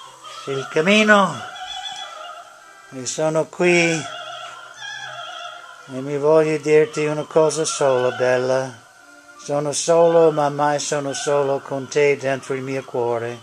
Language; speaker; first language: Italian; non-native, learner; English